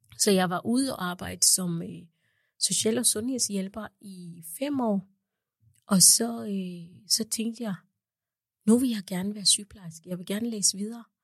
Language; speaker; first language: Danish; non-native, fluent; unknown